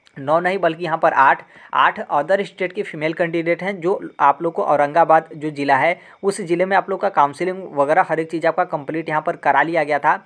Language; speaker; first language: Hindi; native; Hindi